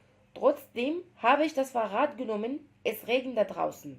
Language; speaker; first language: German; non-native, fluent; Arabic